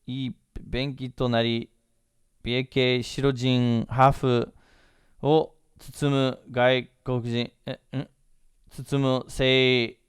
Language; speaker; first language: Japanese; non-native, fluent; English